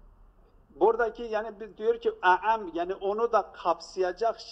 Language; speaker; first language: Turkish; native; Turkish